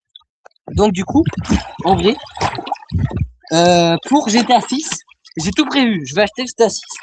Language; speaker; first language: French; native; French